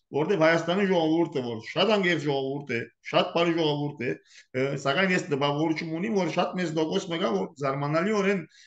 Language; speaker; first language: Armenian; early bilingual, heritage; Armenian